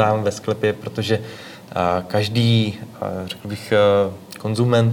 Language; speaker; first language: Czech; native; Czech